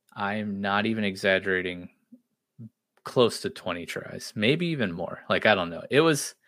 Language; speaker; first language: English; native; English